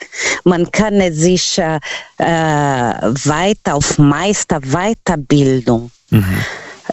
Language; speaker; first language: German; non-native, learner; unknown